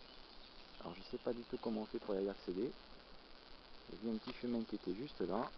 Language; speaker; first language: French; native; French